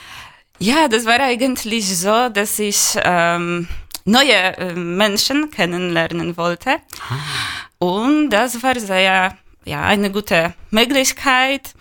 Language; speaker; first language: German; non-native, learner; Polish